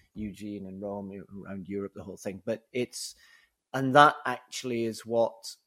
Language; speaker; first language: English; native; English